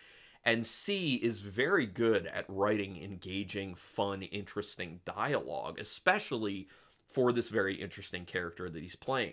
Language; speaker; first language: English; native; English